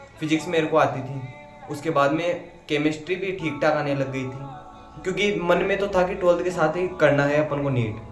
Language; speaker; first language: Hindi; native; Hindi